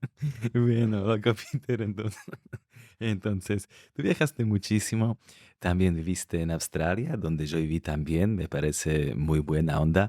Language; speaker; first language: Spanish; non-native, fluent; Slovak